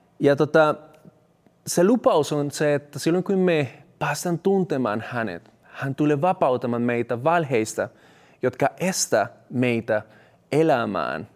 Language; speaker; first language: Finnish; non-native, fluent; Spanish